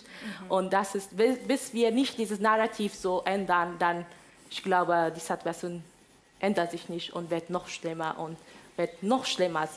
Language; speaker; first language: German; non-native, fluent; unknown